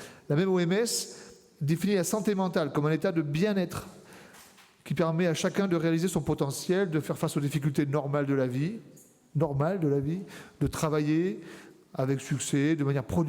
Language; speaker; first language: French; native; French